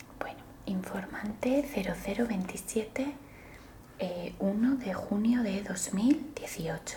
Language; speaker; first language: Spanish; native; Spanish